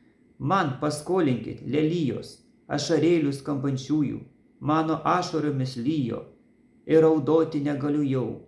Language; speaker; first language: Lithuanian; native; Lithuanian